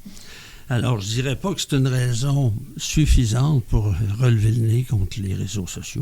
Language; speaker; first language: French; native; French